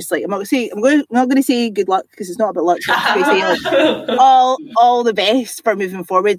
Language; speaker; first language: English; native; English